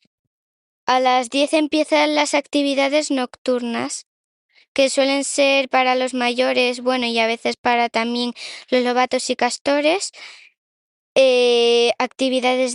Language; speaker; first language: Spanish; native; Spanish